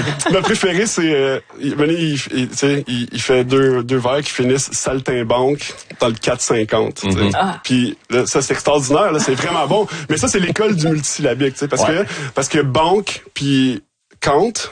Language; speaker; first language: French; native; French